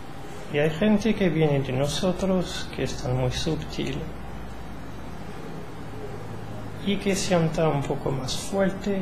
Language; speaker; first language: Spanish; non-native, learner; French